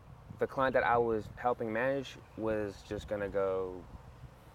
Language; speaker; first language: English; non-native, fluent; French